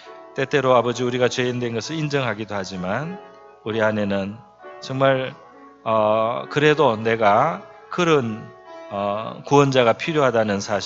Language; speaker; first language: Korean; native; Korean